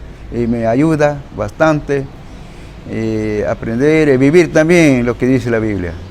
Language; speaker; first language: Spanish; non-native, local second language; Shipibo-Conibo